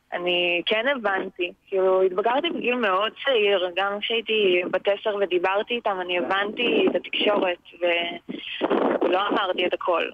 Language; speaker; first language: Hebrew; early bilingual, other home language; Russian